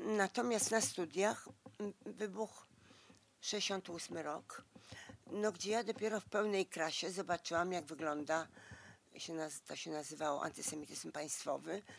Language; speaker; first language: Polish; native; Polish